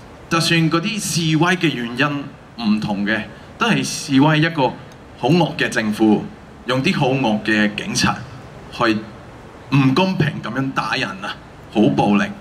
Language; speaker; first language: Cantonese; non-native, fluent; Spanish